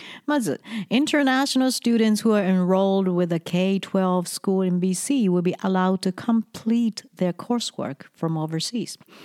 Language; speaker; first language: English; non-native, fluent; Japanese